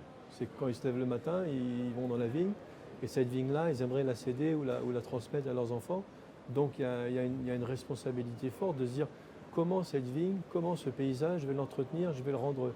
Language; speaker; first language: French; native; French